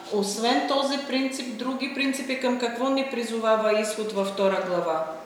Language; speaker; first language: Bulgarian; non-native, fluent; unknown